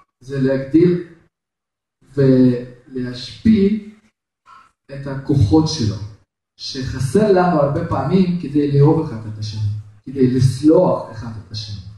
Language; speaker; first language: Hebrew; non-native, fluent; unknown